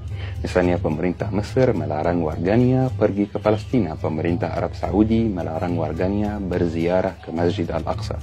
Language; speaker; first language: Indonesian; non-native, fluent; Arabic